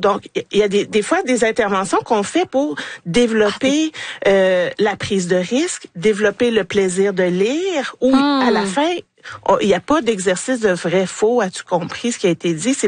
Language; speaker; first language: French; native; French